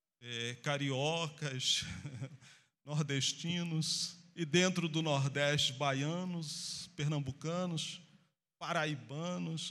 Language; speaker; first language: Portuguese; native; Portuguese